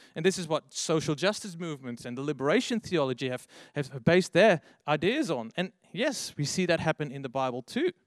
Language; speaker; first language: English; non-native, fluent; Dutch